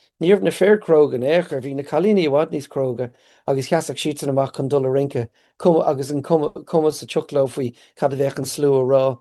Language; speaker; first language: Irish; native; Irish